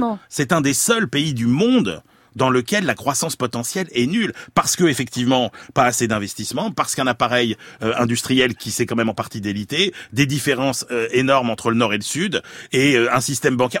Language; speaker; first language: French; native; French